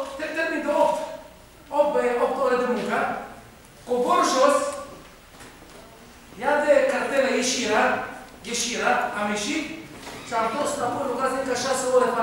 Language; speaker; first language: Romanian; non-native, learner; Hebrew